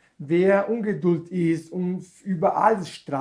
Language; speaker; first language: German; non-native, learner; Portuguese